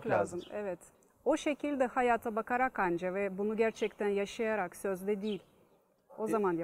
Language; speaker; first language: Turkish; non-native, fluent; Russian